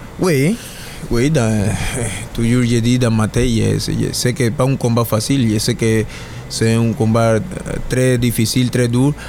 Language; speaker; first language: French; non-native, learner; Spanish